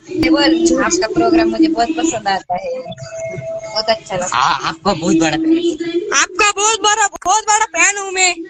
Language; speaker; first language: Hindi; native; Hindi